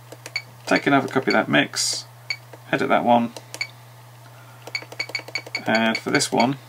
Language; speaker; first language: English; native; English